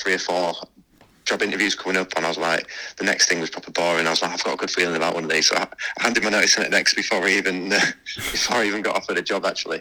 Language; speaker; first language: English; native; English